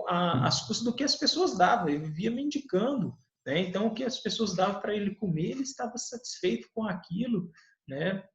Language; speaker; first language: Portuguese; native; Portuguese